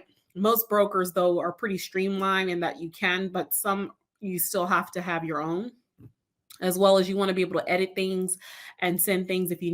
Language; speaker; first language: English; native; English